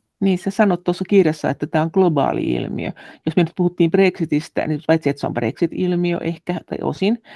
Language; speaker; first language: Finnish; native; Finnish